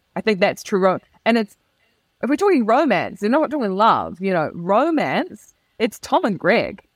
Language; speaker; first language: English; native; English